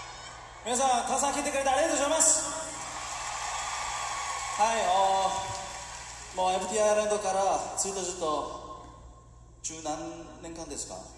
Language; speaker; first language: Japanese; non-native, learner; Korean